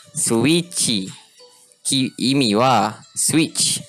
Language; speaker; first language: Japanese; non-native, learner; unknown